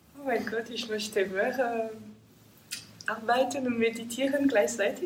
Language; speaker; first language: German; non-native, fluent; French